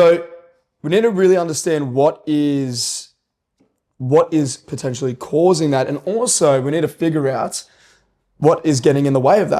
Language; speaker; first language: English; native; English